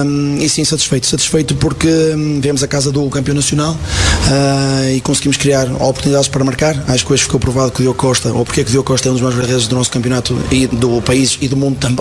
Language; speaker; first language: Portuguese; native; Portuguese